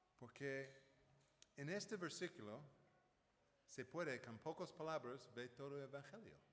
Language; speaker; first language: Spanish; non-native, fluent; English